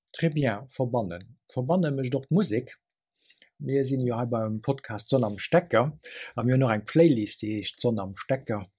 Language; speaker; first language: Luxembourgish; native; Luxembourgish